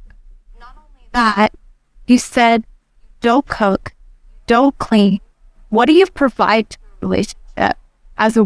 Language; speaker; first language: English; native; English